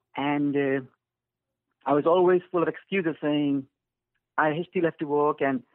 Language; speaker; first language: English; non-native, fluent; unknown